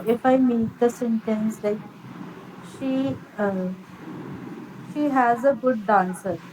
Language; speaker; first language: English; non-native, learner; Hindi